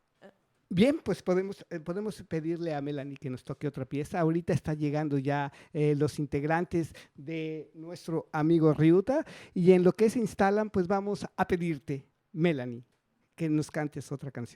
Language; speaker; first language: Spanish; native; Spanish